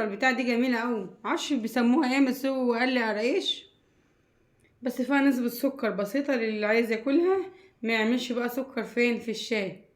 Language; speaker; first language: Arabic; native; Arabic